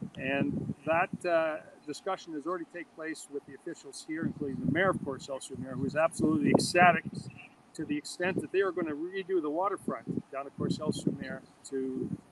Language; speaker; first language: English; native; English